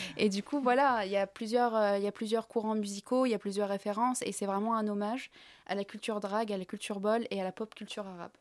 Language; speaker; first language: French; non-native, local second language; Arabic